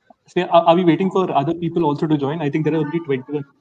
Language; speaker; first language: English; non-native, local second language; Hindi